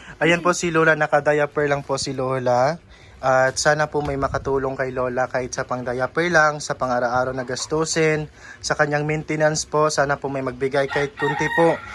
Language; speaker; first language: Filipino; non-native, local second language; Cebuano